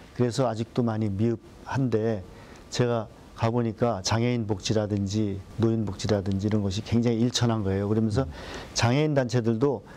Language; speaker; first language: Korean; native; Korean